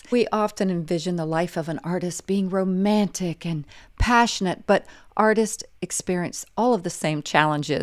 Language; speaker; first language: English; native; English